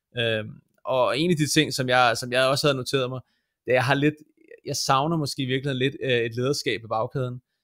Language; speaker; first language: Danish; native; Danish